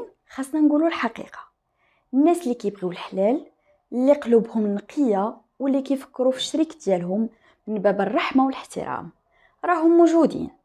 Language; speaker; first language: Arabic; native; Arabic